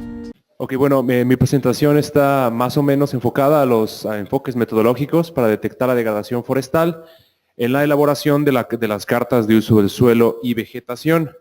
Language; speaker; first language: Spanish; native; Spanish